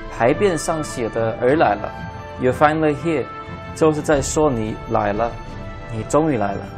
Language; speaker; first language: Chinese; non-native, fluent; German